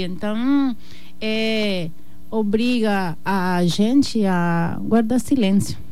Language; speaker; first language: Portuguese; non-native, learner; Spanish